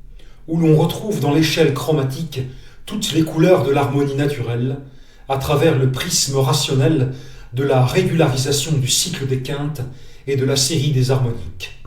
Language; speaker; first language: French; native; French